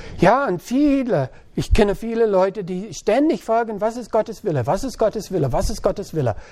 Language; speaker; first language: German; non-native, fluent; English